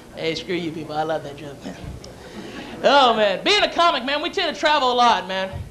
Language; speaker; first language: English; native; English